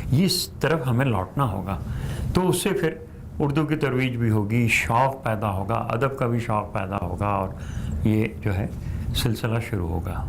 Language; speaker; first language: Urdu; non-native, local second language; Gujarati